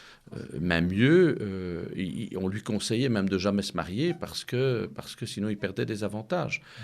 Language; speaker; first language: French; native; French